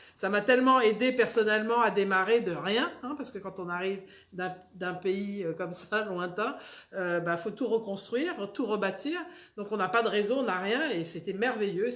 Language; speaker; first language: French; native; French